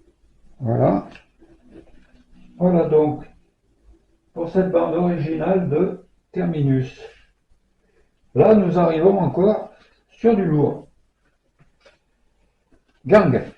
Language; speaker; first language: French; native; French